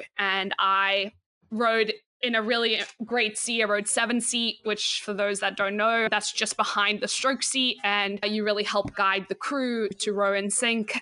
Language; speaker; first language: English; native; English